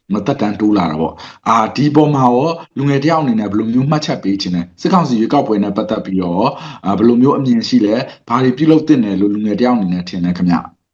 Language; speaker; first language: Burmese; native; Burmese